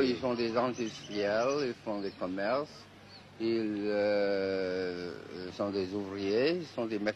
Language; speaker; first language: French; non-native, fluent; Chinese